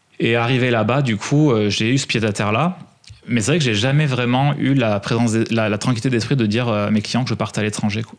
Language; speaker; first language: French; native; French